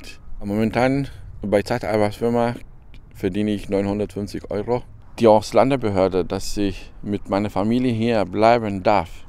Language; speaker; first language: German; non-native, fluent; Albanian